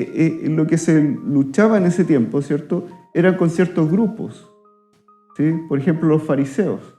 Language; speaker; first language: Spanish; native; Spanish